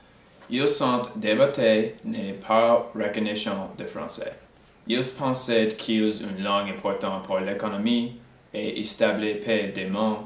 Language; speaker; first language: French; non-native, learner; English